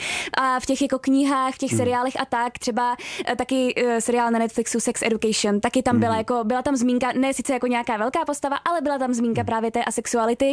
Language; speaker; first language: Czech; native; Czech